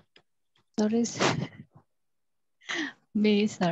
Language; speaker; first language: English; non-native, learner; Indonesian